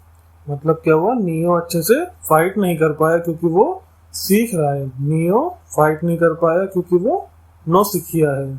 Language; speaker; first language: Hindi; native; Hindi